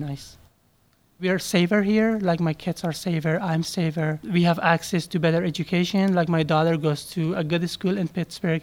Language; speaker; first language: English; non-native, fluent; Persian